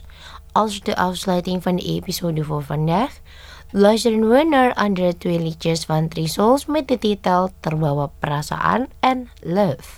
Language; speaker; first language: Dutch; non-native, fluent; Indonesian